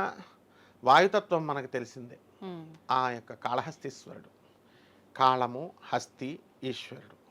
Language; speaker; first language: Telugu; native; Telugu